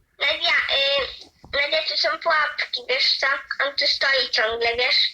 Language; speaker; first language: Polish; native; Polish